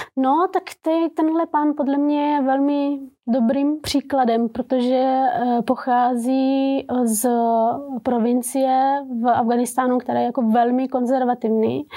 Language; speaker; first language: Czech; early bilingual, other home language; Persian